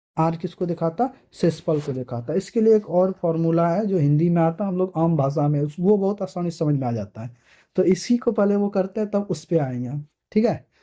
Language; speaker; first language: Hindi; native; Hindi